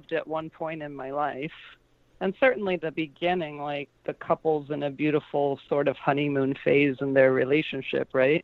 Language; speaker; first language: English; native; English